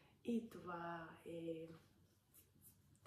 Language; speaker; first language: Bulgarian; non-native, learner; English